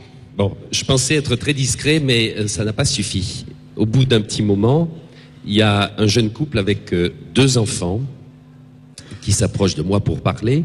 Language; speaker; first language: French; native; French